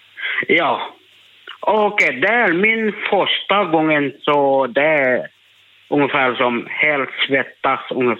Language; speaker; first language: Swedish; non-native, learner; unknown